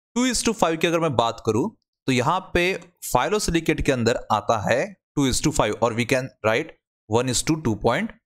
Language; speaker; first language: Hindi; non-native, local second language; Marathi